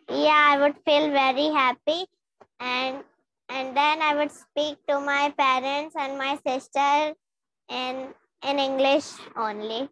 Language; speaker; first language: English; non-native, learner; Hindi